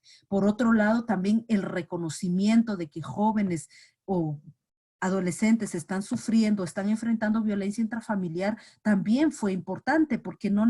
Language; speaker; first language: Spanish; native; Spanish